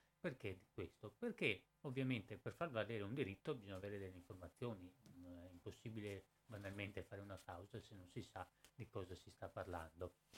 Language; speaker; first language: Italian; native; Italian